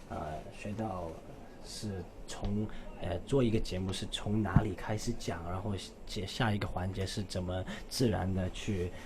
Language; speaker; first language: Chinese; non-native, local second language; Cantonese